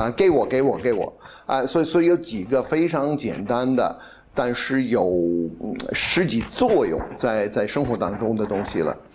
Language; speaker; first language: Chinese; non-native, fluent; English